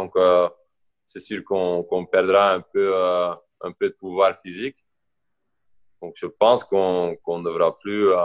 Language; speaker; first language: French; non-native, local second language; Dutch